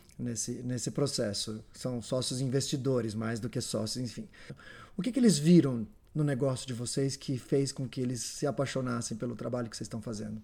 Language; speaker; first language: Portuguese; native; Portuguese